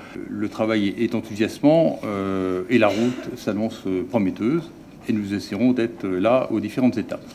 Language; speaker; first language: French; native; French